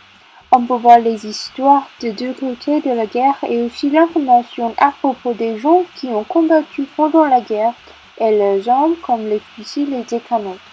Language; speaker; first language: French; non-native, learner; English